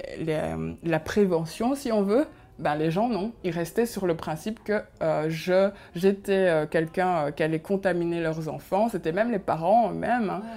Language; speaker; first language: French; early bilingual, other home language; Kinyarwanda